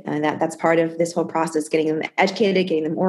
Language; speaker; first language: English; native; English